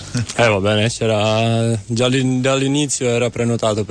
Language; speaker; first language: Italian; non-native, fluent; Czech